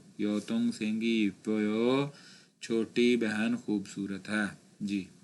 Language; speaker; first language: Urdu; non-native, local second language; Punjabi